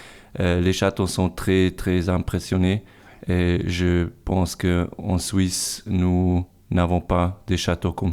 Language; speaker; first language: French; non-native, fluent; German